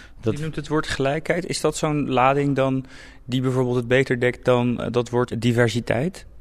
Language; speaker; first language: Dutch; native; Dutch